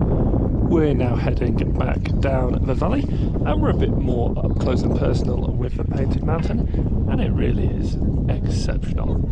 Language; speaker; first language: English; native; English